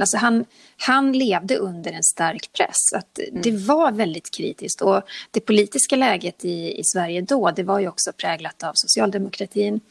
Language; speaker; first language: Swedish; native; Swedish